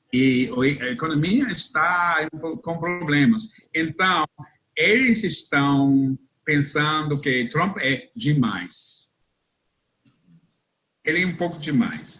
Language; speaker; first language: Portuguese; non-native, fluent; English